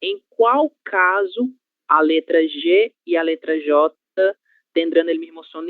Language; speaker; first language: Spanish; non-native, learner; Portuguese